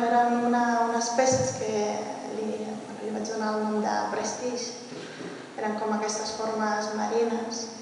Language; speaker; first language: Catalan; early bilingual, heritage; Catalan